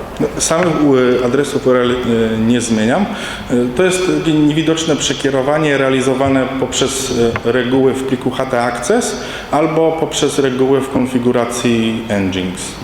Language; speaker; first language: Polish; native; Polish